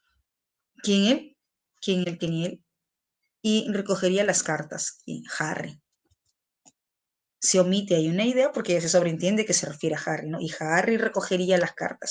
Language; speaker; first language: Spanish; native; Spanish